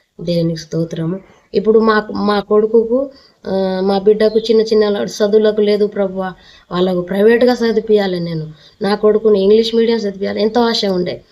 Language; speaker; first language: Telugu; non-native, local second language; Lambadi